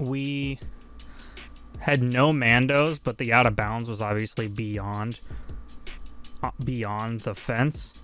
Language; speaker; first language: English; native; English